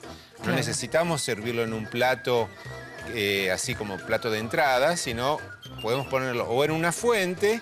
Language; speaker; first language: Spanish; native; Spanish